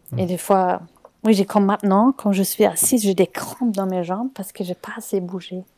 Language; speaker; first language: French; non-native, fluent; German